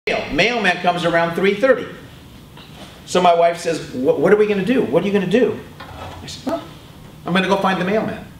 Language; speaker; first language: English; native; English